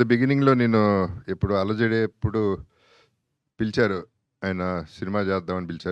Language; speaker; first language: Telugu; native; Telugu